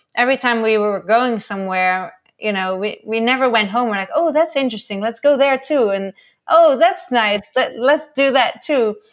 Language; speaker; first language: English; non-native, fluent; Dutch